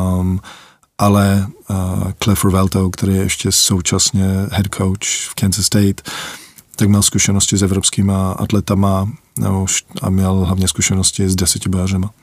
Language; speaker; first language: Czech; early bilingual, heritage; Czech